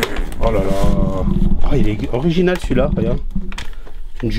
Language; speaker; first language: French; native; French